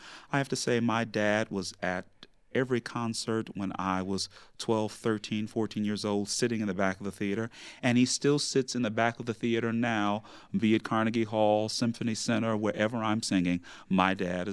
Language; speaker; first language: English; native; English